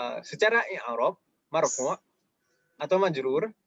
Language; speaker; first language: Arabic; non-native, fluent; Indonesian